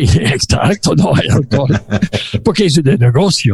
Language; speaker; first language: Spanish; non-native, fluent; English